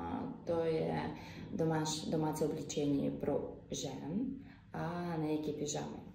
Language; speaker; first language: Czech; non-native, learner; Ukrainian